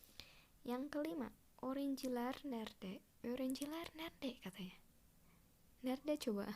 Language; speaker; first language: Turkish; non-native, fluent; Indonesian